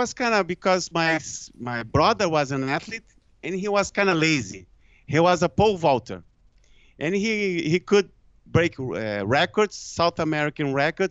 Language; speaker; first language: English; non-native, fluent; Portuguese